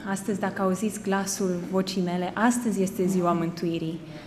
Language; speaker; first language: Romanian; native; Romanian